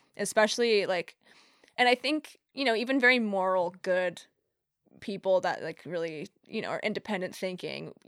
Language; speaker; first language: English; native; English